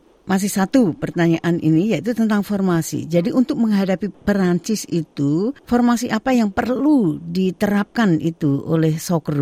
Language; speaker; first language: Indonesian; native; Indonesian